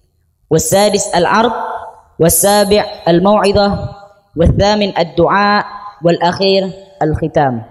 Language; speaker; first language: Arabic; non-native, fluent; Indonesian